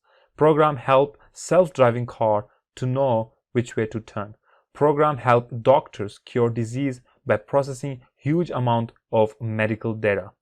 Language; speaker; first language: English; non-native, fluent; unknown